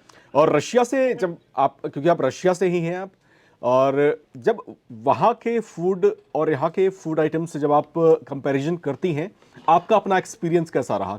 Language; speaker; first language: Hindi; native; Hindi